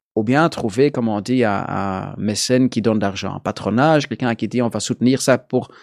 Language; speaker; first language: French; native; French